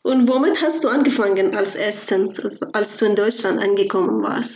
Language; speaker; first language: German; non-native, fluent; Persian